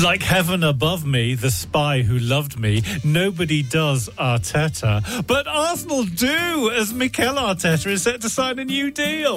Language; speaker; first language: English; native; English